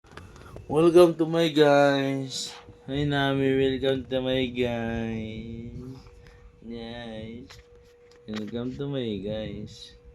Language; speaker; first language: English; non-native, local second language; Filipino